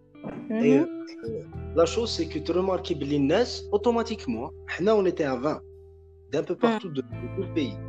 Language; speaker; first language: French; non-native, local second language; Kabyle